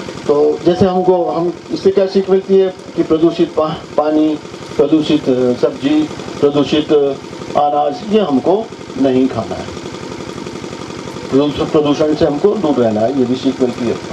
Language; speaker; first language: Hindi; native; Hindi